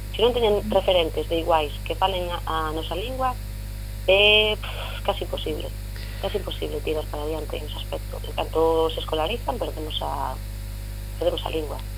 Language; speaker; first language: Galician; non-native, local second language; Spanish